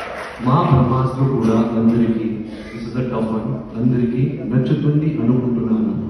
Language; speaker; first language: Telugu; non-native, learner; Hindi